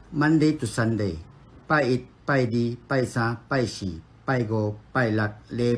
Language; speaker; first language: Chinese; non-native, fluent; Filipino